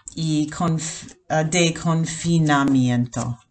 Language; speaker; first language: Spanish; non-native, fluent; English